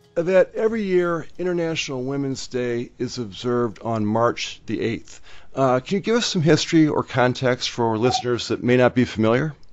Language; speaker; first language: English; native; English